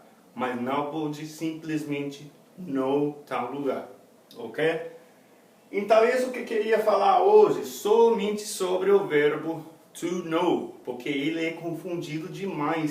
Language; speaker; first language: Portuguese; non-native, fluent; English